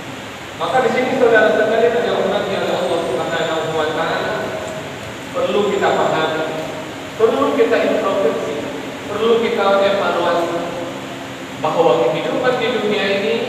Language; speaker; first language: Indonesian; native; Indonesian